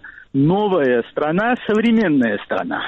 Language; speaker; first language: Russian; non-native, fluent; Georgian